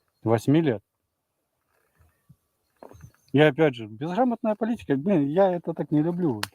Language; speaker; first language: Russian; native; Russian